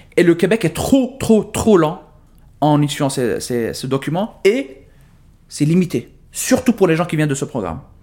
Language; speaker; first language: French; non-native, fluent; Arabic